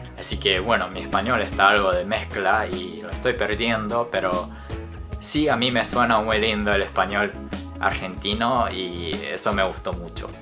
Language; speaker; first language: Spanish; non-native, fluent; Japanese